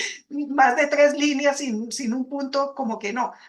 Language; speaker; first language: Spanish; native; Spanish